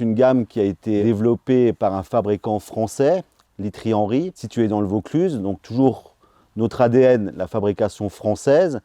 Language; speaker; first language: French; native; French